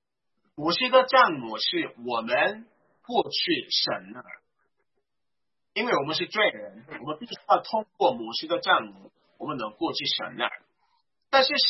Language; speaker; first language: Chinese; non-native, fluent; Korean